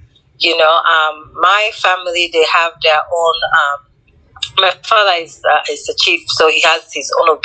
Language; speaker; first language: English; non-native, local second language; Igbo